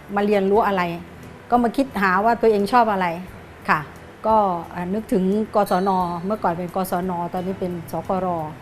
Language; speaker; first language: Thai; native; Thai